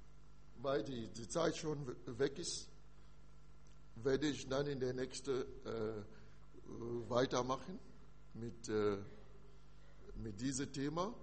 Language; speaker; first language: German; non-native, learner; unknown